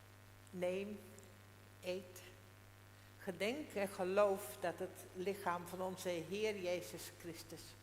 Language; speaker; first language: Dutch; non-native, local second language; Western Frisian